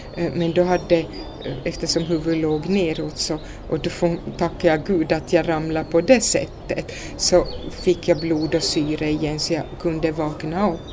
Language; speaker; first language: Swedish; native; Swedish